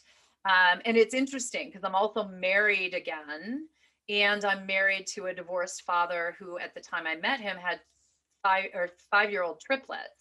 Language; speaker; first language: English; native; English